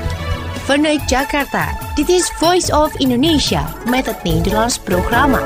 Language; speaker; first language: Dutch; non-native, fluent; Indonesian